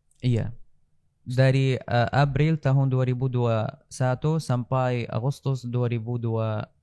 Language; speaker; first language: Indonesian; non-native, fluent; Arabic